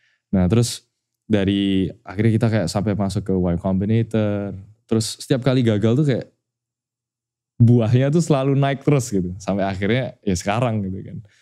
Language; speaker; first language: Indonesian; native; Indonesian